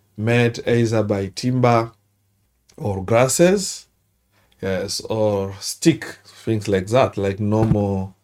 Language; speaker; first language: English; non-native, learner; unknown